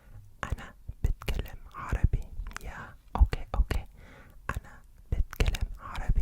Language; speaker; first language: Arabic; non-native, learner; English